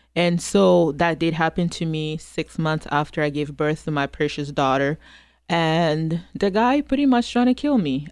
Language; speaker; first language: English; non-native, fluent; French